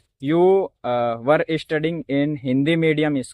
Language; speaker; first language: English; non-native, learner; Hindi